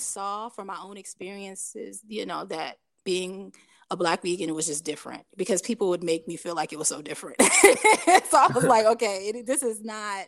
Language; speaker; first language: English; native; English